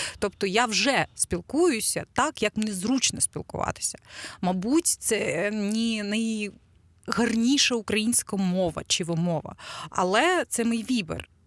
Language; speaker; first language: Ukrainian; non-native, local second language; Russian